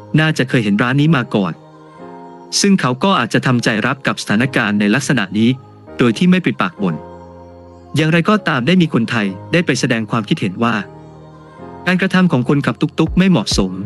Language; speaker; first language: Thai; native; Thai